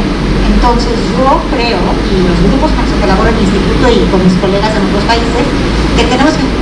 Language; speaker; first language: Spanish; native; Spanish